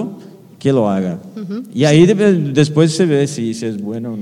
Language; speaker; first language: Spanish; non-native, fluent; Portuguese